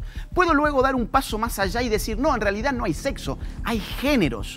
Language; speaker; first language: Spanish; native; Spanish